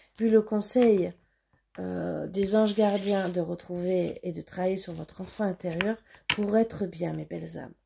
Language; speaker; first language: French; native; French